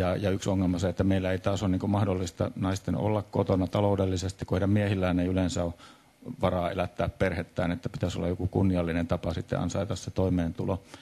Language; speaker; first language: Finnish; native; Finnish